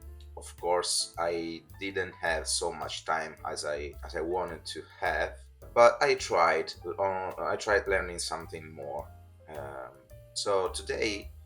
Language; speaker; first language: English; non-native, fluent; Italian